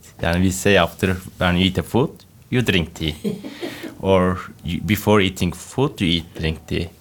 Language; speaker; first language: English; non-native, fluent; Turkish